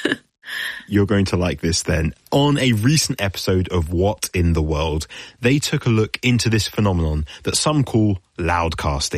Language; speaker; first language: English; native; English